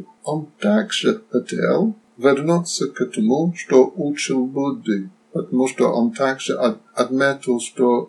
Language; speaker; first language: Russian; non-native, fluent; Slovak